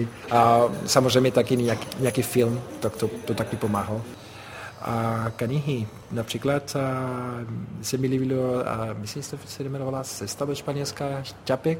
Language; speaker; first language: Czech; non-native, fluent; Spanish